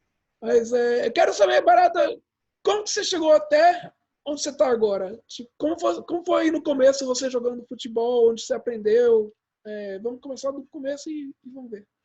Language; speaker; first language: Portuguese; early bilingual, heritage; English